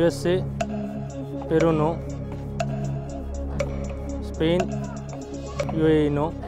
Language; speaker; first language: English; non-native, local second language; Telugu